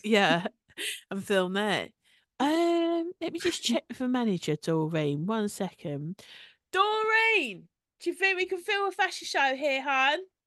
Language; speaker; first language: English; native; English